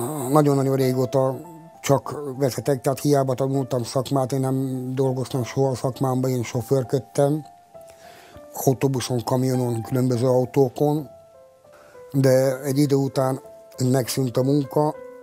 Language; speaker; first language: Hungarian; native; Hungarian